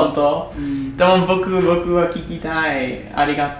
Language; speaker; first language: Japanese; non-native, learner; English